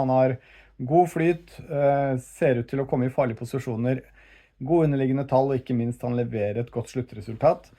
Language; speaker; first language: Norwegian; native; Norwegian